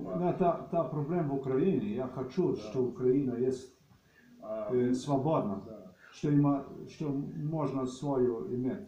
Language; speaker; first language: Russian; non-native, learner; Slovenian